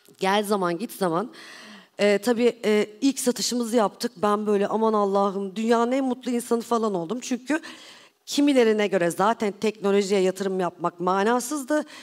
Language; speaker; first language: Turkish; native; Turkish